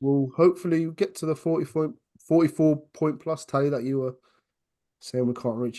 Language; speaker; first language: English; native; English